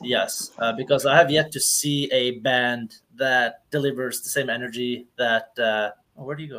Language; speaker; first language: English; non-native, fluent; Norwegian